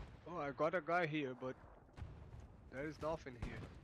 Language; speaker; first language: English; non-native, fluent; Portuguese